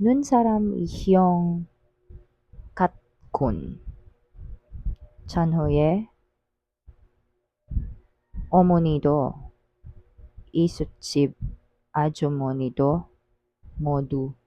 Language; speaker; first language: Korean; non-native, learner; Filipino